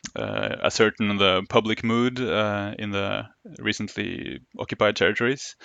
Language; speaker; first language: English; non-native, fluent; Norwegian